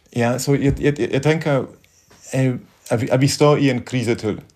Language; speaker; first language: Danish; non-native, fluent; Polish